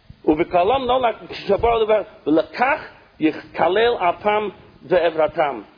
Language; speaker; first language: Hebrew; non-native, fluent; English